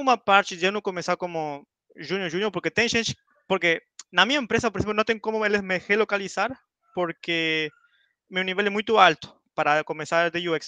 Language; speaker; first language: Portuguese; non-native, fluent; Spanish